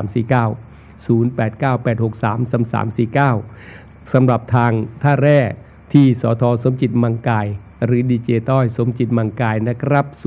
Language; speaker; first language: Thai; non-native, local second language; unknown